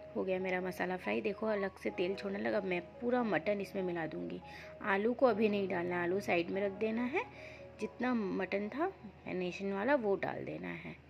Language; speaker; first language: Hindi; non-native, local second language; Bangla